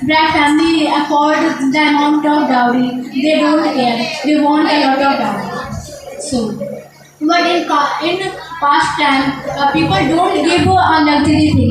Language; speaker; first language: English; non-native, learner; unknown